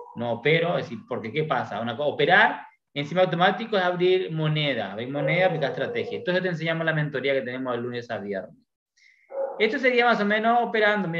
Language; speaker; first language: Spanish; native; Spanish